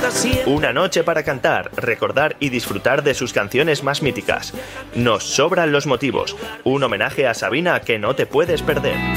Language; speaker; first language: Spanish; native; Spanish